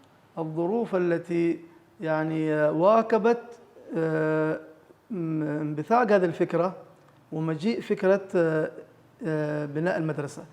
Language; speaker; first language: Arabic; native; Arabic